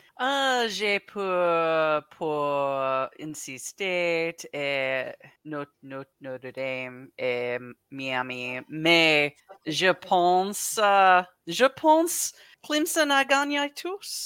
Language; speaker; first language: French; non-native, learner; English